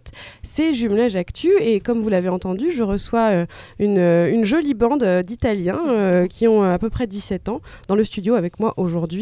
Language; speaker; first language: French; native; French